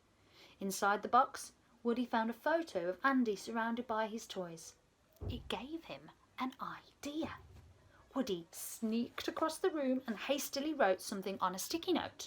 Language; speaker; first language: English; native; English